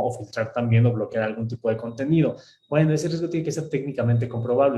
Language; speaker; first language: Spanish; native; Spanish